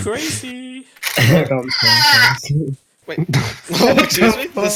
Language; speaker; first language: English; native; English